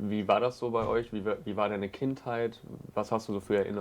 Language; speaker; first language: German; native; German